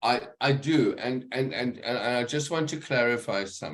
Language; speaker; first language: English; native; English